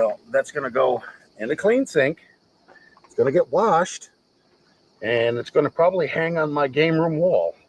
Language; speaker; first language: English; native; English